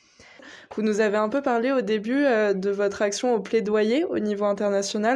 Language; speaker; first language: French; native; French